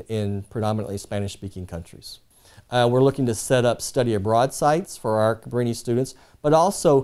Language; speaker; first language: English; non-native, fluent; Spanish